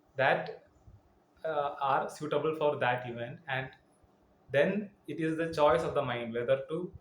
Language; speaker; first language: English; non-native, local second language; Malayalam